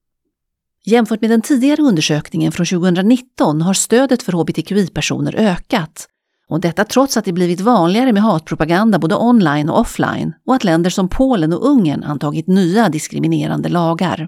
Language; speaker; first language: Swedish; native; Swedish